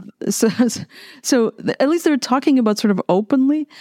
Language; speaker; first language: English; non-native, fluent; Russian